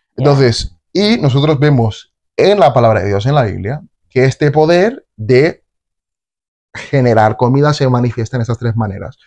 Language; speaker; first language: Spanish; native; Spanish